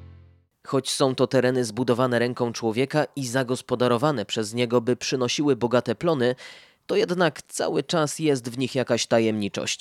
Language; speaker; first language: Polish; native; Polish